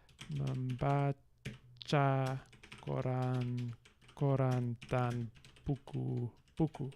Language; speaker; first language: Indonesian; non-native, learner; English